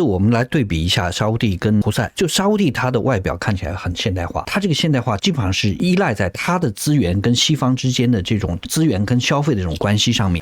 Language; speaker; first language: Chinese; native; Chinese